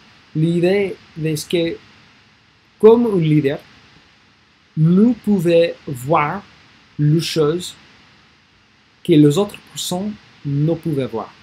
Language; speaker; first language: French; non-native, learner; English